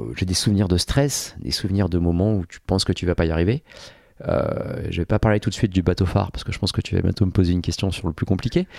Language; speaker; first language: French; native; French